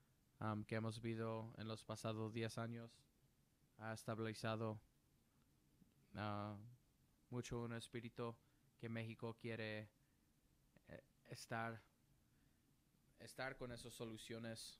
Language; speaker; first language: Spanish; non-native, learner; English